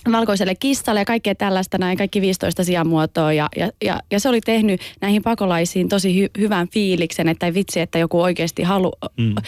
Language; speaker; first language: Finnish; early bilingual, other home language; Albanian